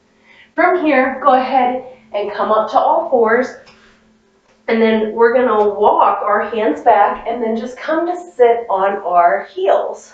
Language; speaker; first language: English; native; English